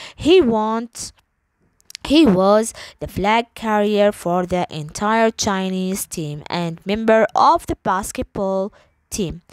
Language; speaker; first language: English; non-native, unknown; Arabic